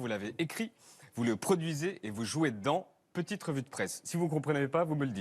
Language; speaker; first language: French; native; French